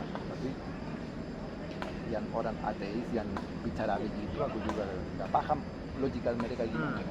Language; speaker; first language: Indonesian; non-native, fluent; Spanish